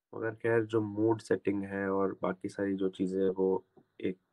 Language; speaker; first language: Hindi; non-native, local second language; Gujarati